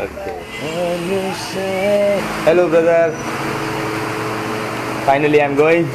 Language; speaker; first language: English; non-native, learner; Hindi